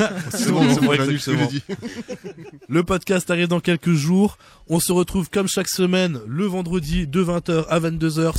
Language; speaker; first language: French; native; French